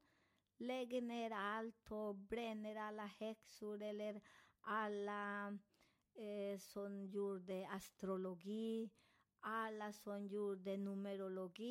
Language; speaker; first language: Swedish; non-native, fluent; Spanish